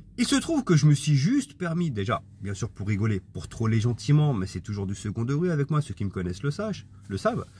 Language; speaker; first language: French; native; French